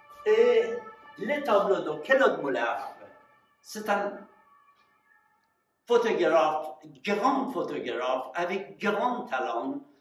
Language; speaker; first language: French; non-native, fluent; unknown